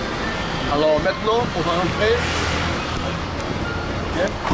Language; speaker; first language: French; non-native, learner; Portuguese